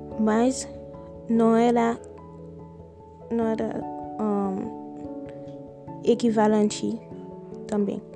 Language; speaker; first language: Portuguese; non-native, learner; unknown